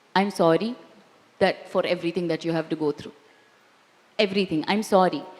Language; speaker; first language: English; non-native, local second language; Malayalam